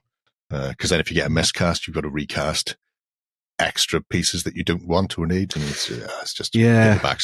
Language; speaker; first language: English; native; English